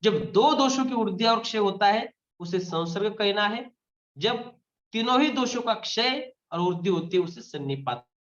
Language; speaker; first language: Hindi; non-native, local second language; Marathi